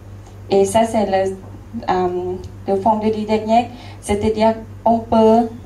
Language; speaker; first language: French; non-native, learner; Lao